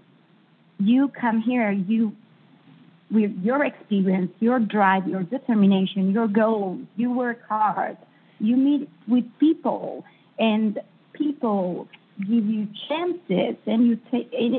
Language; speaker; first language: English; non-native, fluent; Italian